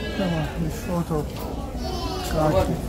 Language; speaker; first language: Dutch; native; Dutch